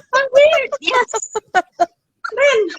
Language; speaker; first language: English; non-native, local second language; Indonesian